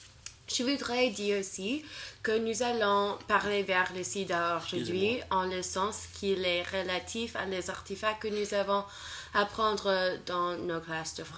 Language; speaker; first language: French; non-native, learner; English